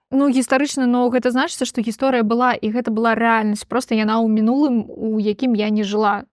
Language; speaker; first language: Belarusian; non-native, local second language; Russian